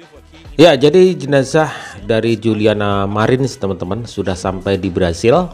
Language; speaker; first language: Indonesian; native; Indonesian